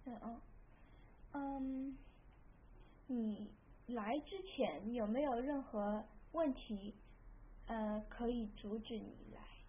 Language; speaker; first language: Chinese; early bilingual, heritage; Chinese